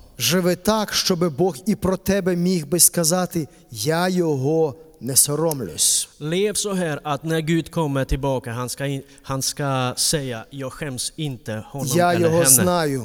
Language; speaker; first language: Swedish; non-native, fluent; Ukrainian